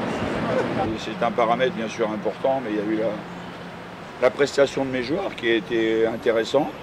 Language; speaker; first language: French; native; French